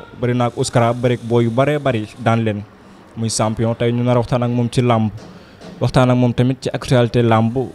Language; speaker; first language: Wolof; native; Wolof